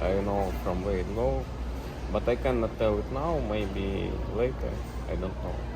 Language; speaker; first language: English; non-native, learner; Russian